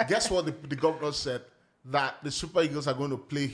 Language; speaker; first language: English; non-native, local second language; Ibibio